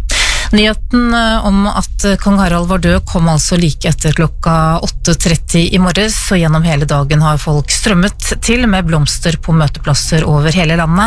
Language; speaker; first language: Norwegian; native; Norwegian